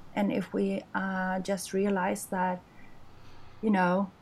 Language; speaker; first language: English; non-native, fluent; Swedish